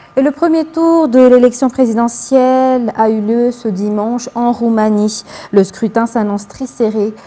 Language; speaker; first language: French; non-native, local second language; Malagasy